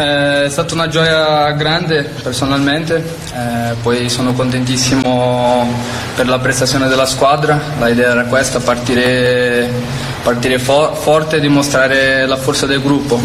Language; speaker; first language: Italian; non-native, fluent; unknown